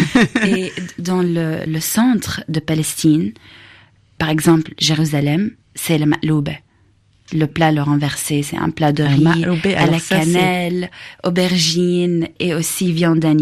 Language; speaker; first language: French; non-native, fluent; Arabic